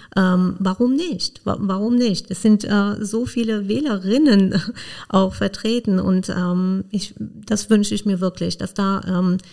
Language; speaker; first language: German; non-native, fluent; Persian